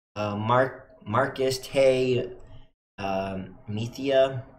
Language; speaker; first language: English; native; English